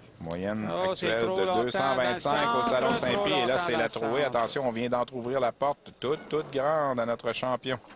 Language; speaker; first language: French; native; French